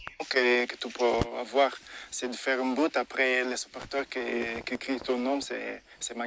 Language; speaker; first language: French; non-native, fluent; Portuguese